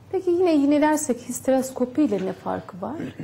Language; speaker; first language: Turkish; native; Turkish